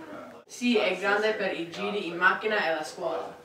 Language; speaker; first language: Italian; non-native, learner; English